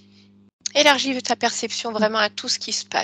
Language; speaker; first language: French; native; French